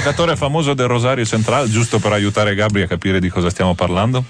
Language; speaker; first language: Italian; native; Italian